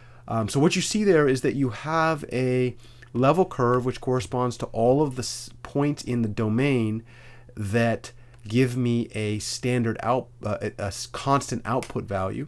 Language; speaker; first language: English; native; English